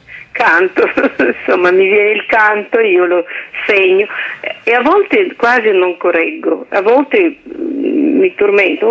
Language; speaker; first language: Italian; non-native, fluent; Russian